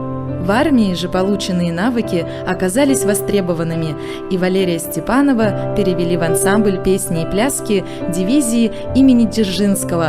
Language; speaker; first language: Russian; native; Russian